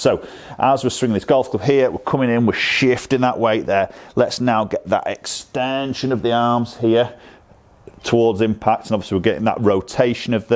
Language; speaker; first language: English; native; English